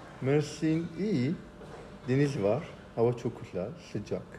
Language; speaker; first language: Turkish; non-native, learner; Arabic